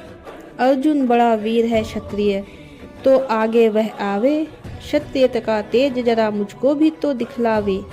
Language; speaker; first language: Hindi; native; Hindi